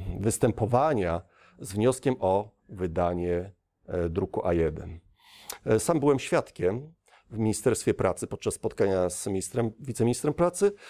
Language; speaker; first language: Polish; native; Polish